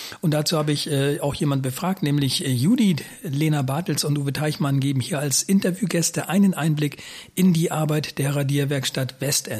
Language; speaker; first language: German; native; German